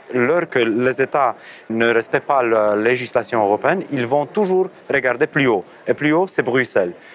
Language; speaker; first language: French; non-native, fluent; Romanian